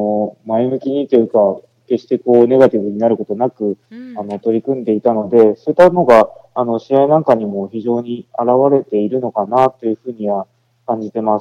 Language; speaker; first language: Japanese; native; Japanese